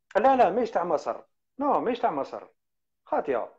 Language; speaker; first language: Arabic; native; Arabic